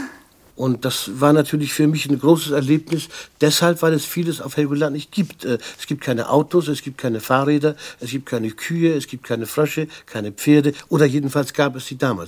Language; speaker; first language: German; native; German